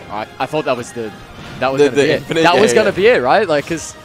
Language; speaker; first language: English; native; English